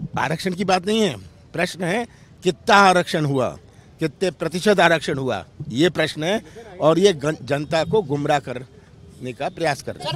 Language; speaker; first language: Hindi; native; Hindi